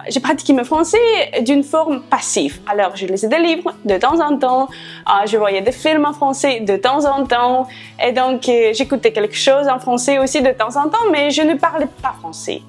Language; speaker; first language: French; non-native, fluent; Russian